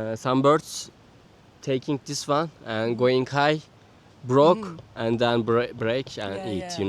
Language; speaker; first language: English; non-native, learner; Turkish